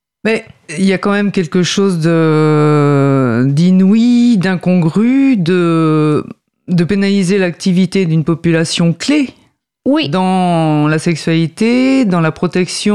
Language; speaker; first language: French; native; French